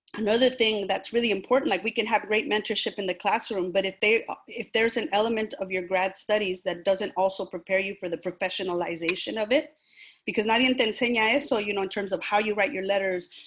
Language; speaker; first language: English; early bilingual, other home language; Spanish